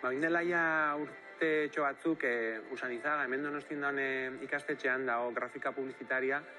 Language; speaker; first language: Basque; native; Basque